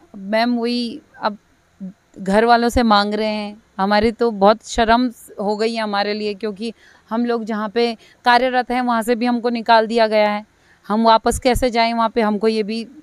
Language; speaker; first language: Hindi; native; Hindi